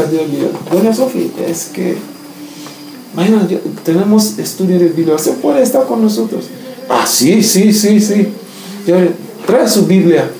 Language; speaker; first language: Spanish; non-native, learner; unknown